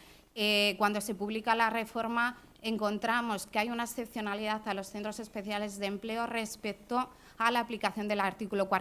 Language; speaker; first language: Spanish; native; Spanish